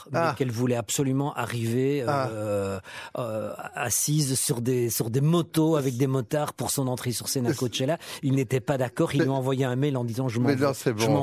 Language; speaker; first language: French; native; French